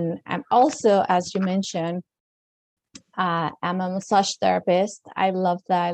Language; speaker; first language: English; non-native, fluent; Spanish